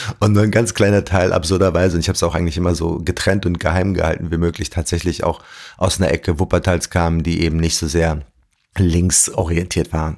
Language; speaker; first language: German; early bilingual, other home language; Arabic